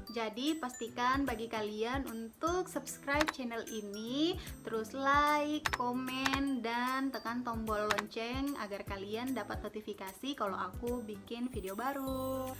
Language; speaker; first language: Indonesian; native; Indonesian